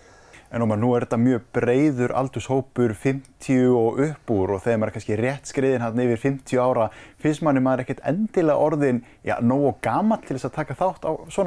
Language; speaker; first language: Icelandic; native; Icelandic